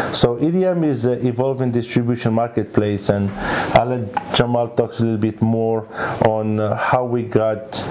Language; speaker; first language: English; early bilingual, other home language; Arabic